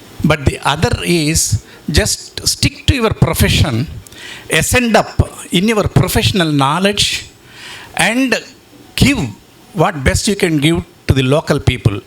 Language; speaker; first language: English; non-native, local second language; Telugu